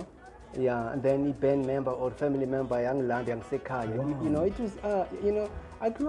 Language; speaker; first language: English; non-native, local second language; Xhosa